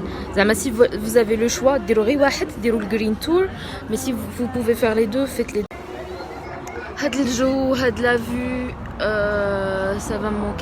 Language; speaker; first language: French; non-native, local second language; Arabic